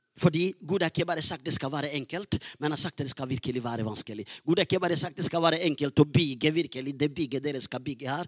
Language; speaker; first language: Norwegian; non-native, fluent; Rundi